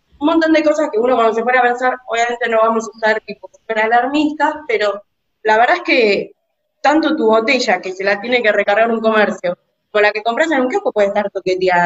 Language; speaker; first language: Spanish; native; Spanish